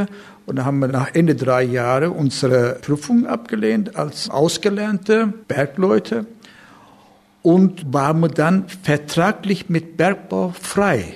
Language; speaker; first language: German; non-native, learner; Turkish